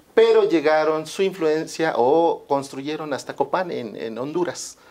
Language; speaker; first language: Spanish; non-native, local second language; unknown